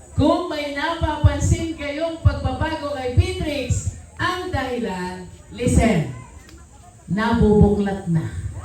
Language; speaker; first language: Filipino; native; Filipino